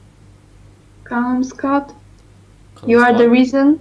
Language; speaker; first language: English; non-native, learner; Polish